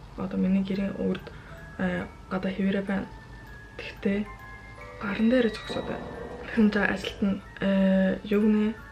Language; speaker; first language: Mongolian; early bilingual, heritage; Mongolian